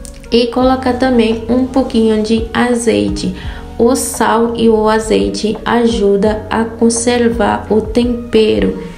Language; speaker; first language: Portuguese; non-native, fluent; Haitian Creole